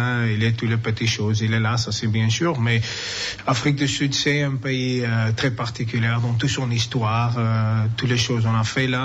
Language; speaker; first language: French; non-native, learner; English